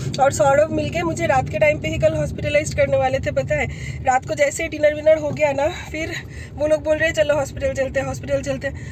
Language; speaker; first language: Hindi; non-native, local second language; Bangla